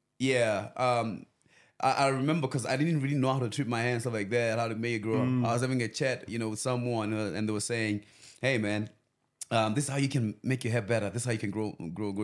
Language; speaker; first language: English; non-native, local second language; Venda